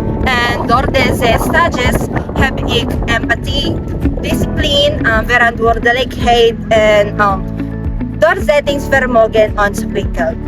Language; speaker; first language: Dutch; non-native, learner; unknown